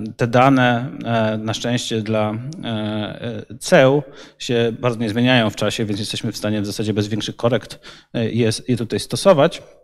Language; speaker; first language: Polish; native; Polish